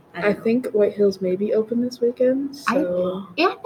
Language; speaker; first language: English; non-native, fluent; German